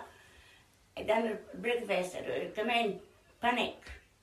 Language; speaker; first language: English; non-native, learner; Italian